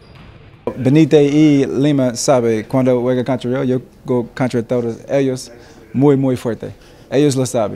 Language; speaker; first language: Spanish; non-native, learner; English